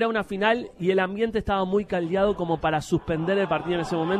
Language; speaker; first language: Spanish; native; Spanish